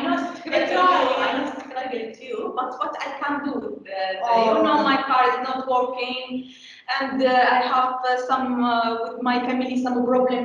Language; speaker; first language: English; non-native, learner; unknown